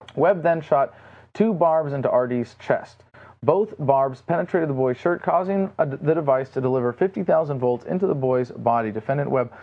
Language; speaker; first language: English; native; English